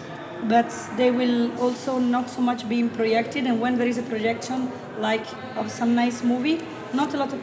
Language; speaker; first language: English; non-native, fluent; Italian